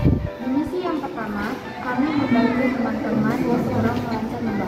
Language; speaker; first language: Indonesian; native; Indonesian